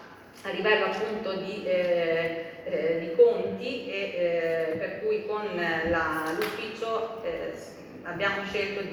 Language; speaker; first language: Italian; native; Italian